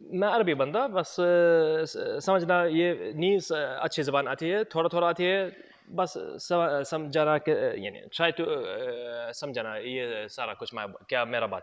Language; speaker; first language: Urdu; non-native, learner; Arabic